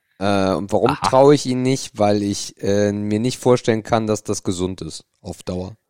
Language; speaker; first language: German; native; German